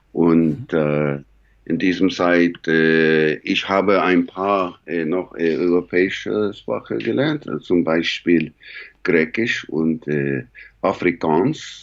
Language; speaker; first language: German; non-native, learner; English